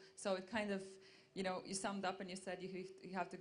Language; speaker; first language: English; non-native, fluent; Latvian